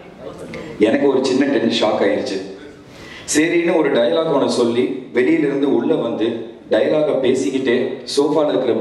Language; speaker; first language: Tamil; native; Tamil